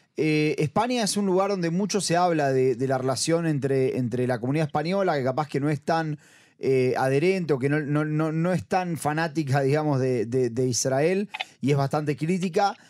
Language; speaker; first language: Spanish; native; Spanish